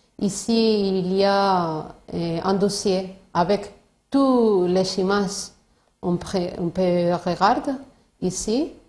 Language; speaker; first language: French; non-native, learner; Spanish